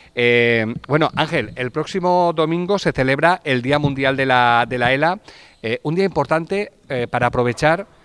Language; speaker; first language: Spanish; non-native, local second language; Catalan